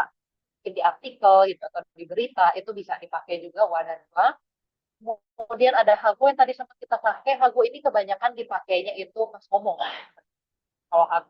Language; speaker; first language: Indonesian; native; Indonesian